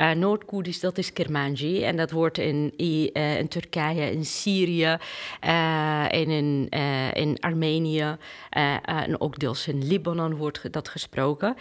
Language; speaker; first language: Dutch; non-native, fluent; Kurdish